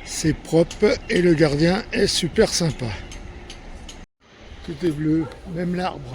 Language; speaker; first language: French; native; French